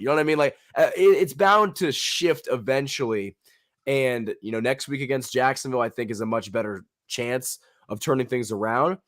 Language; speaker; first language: English; native; English